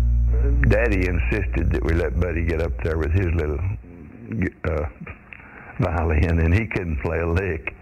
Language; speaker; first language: English; native; English